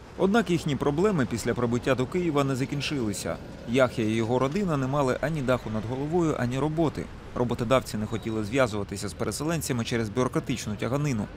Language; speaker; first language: Ukrainian; native; Ukrainian